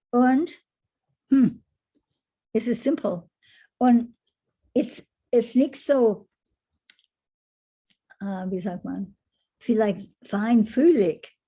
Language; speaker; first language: German; non-native, learner; English